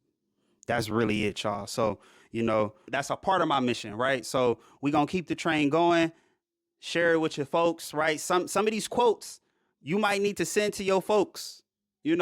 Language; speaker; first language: English; native; English